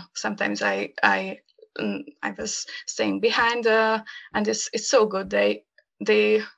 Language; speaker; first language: English; non-native, learner; Hungarian